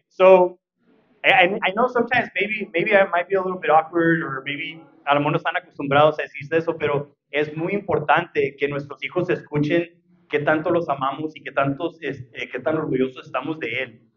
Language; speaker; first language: Spanish; early bilingual, heritage; Spanish